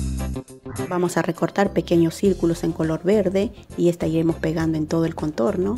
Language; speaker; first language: Spanish; native; Spanish